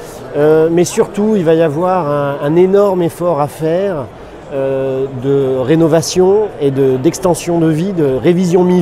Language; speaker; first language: French; native; French